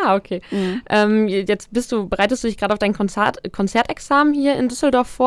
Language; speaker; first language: German; native; German